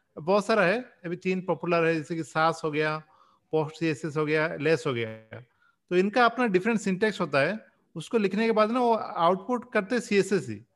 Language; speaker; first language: Hindi; non-native, local second language; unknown